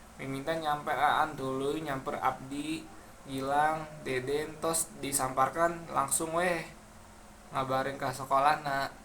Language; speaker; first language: Sundanese; non-native, local second language; Indonesian